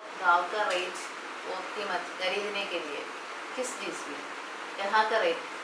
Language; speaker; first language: Hindi; non-native, local second language; Malayalam